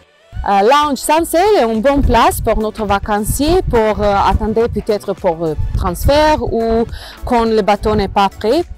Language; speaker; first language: French; non-native, learner; Croatian